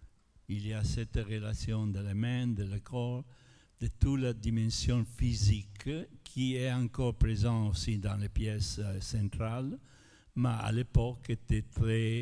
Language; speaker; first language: French; non-native, fluent; Italian